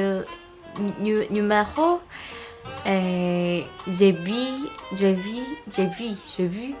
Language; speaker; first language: French; non-native, learner; Korean